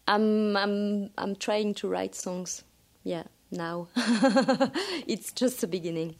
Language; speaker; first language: English; non-native, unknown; French